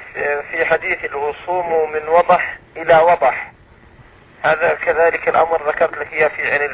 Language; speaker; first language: Arabic; native; Arabic